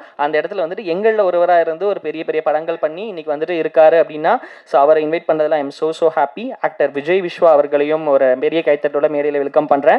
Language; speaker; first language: Tamil; native; Tamil